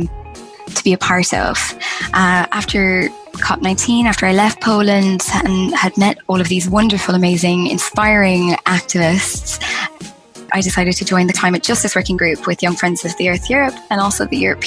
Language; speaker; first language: English; native; English